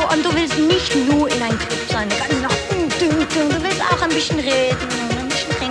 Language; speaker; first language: German; non-native, learner; Dutch